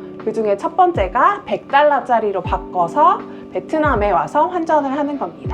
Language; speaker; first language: Korean; native; Korean